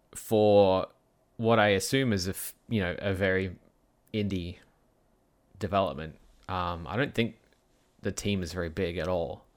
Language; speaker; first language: English; native; English